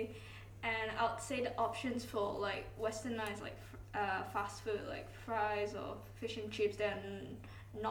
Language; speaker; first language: English; non-native, local second language; Cantonese